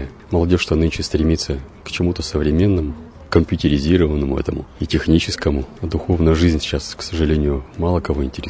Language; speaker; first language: Russian; native; Russian